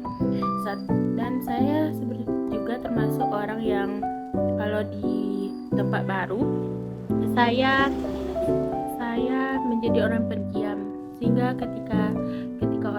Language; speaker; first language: Indonesian; non-native, local second language; Minangkabau